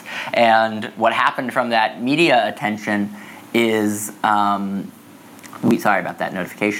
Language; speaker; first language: English; native; English